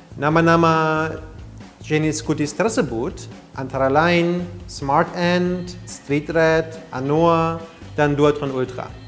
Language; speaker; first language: Indonesian; non-native, fluent; German